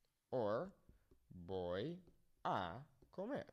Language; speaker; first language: Spanish; non-native, fluent; English